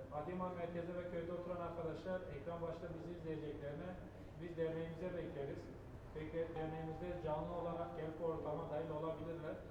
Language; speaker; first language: Turkish; non-native, local second language; Kurdish